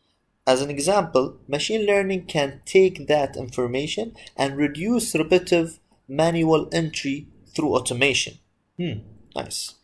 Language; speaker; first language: English; non-native, fluent; Arabic